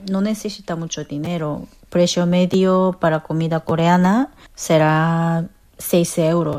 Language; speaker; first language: Spanish; non-native, learner; Korean